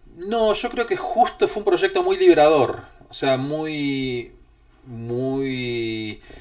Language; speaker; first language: Spanish; native; Spanish